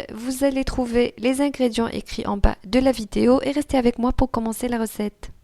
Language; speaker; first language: French; non-native, local second language; Arabic